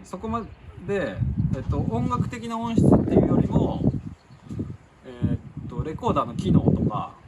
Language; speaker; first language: Japanese; native; Japanese